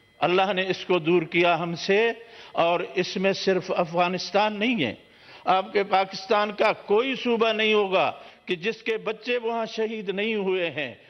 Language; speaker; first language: Urdu; non-native, local second language; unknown